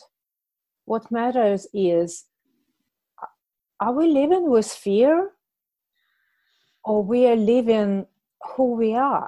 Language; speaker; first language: English; non-native, fluent; Russian